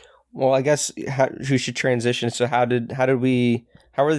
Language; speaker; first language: English; native; English